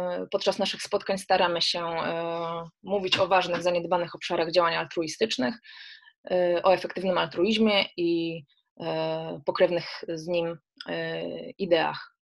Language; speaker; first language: Polish; native; Polish